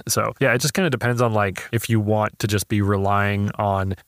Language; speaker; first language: English; native; English